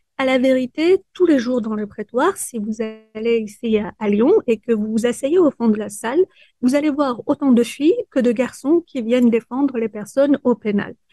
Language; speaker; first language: French; early bilingual, other home language; Persian